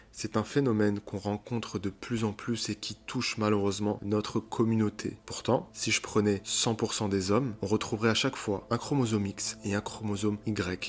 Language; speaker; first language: French; native; French